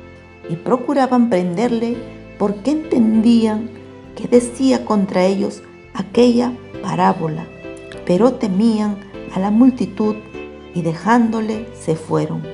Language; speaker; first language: Spanish; native; Spanish